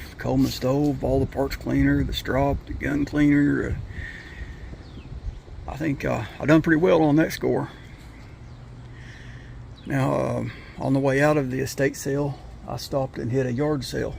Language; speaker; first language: English; native; English